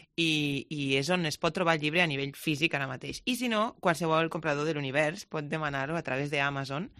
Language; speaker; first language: Catalan; non-native, local second language; Spanish